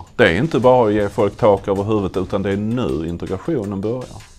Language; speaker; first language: Swedish; native; Swedish